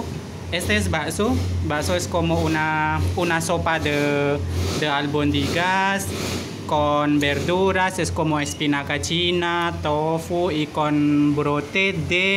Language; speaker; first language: Spanish; non-native, learner; Indonesian